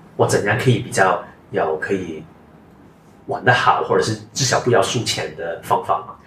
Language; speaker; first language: Chinese; non-native, local second language; Cantonese